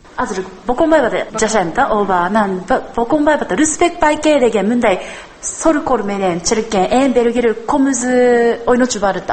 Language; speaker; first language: Kyrgyz; non-native, learner; Japanese